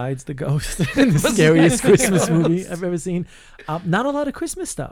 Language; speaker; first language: English; non-native, fluent; Hebrew